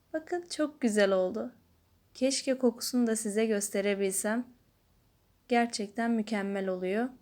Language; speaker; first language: Turkish; native; Turkish